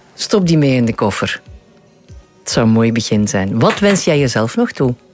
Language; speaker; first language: Dutch; native; Dutch